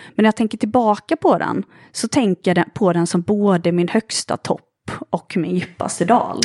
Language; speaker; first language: Swedish; native; Swedish